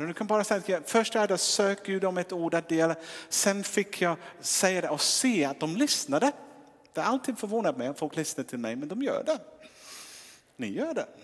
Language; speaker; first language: Swedish; non-native, fluent; English